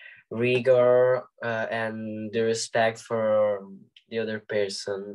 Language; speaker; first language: English; non-native, learner; Italian